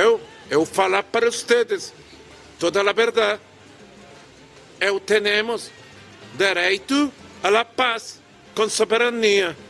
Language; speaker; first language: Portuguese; non-native, learner; Spanish